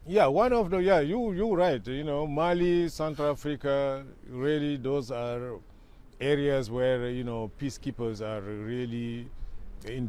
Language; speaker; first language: English; non-native, fluent; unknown